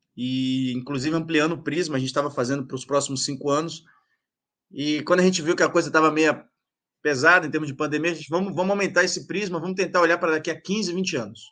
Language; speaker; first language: Portuguese; native; Portuguese